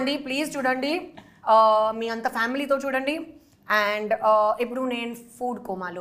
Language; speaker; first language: Telugu; non-native, fluent; Hindi